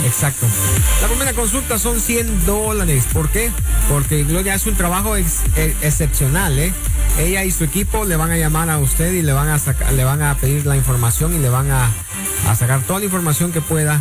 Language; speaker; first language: Spanish; native; Spanish